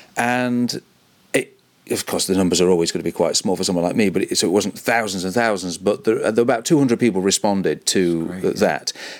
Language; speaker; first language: English; native; English